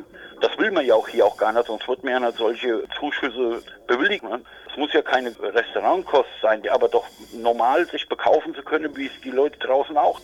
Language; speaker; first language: German; native; German